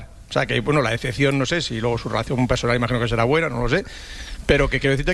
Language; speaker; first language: Spanish; native; Spanish